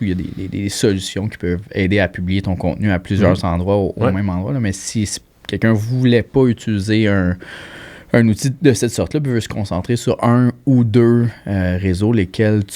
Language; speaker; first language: French; native; French